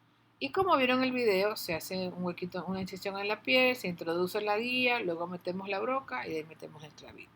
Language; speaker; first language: Spanish; native; Spanish